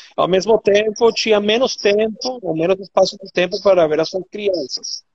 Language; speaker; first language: Portuguese; non-native, fluent; Spanish